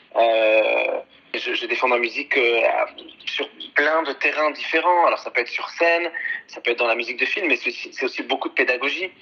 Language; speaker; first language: French; early bilingual, other home language; Arabic